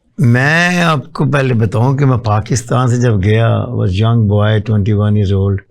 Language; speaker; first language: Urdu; non-native, local second language; Punjabi